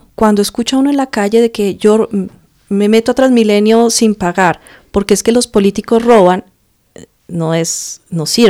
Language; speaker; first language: Spanish; native; Spanish